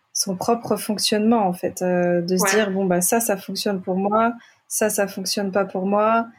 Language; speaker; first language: French; native; French